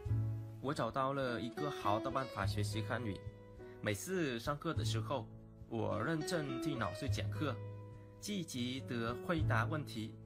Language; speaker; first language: Chinese; non-native, learner; Vietnamese